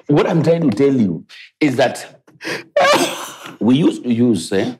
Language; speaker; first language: English; non-native, local second language; Luo (Kenya and Tanzania)